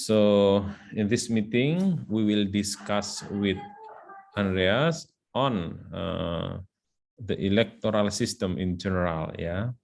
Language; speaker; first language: English; non-native, learner; Indonesian